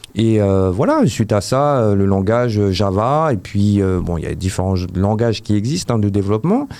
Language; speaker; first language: French; native; French